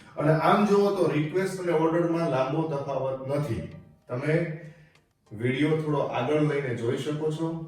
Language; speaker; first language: Gujarati; native; Gujarati